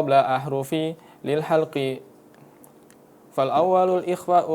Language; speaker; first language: Arabic; non-native, learner; Indonesian